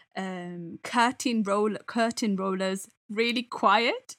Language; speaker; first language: English; non-native, fluent; Italian